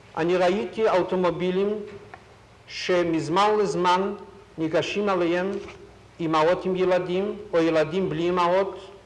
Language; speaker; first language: Hebrew; non-native, fluent; Yiddish